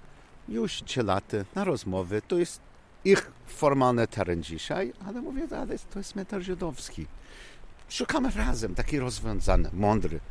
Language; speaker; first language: Polish; non-native, learner; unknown